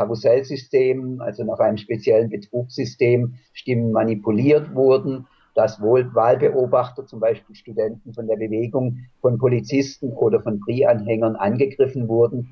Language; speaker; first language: German; native; German